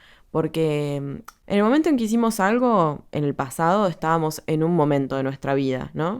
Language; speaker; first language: Spanish; native; Spanish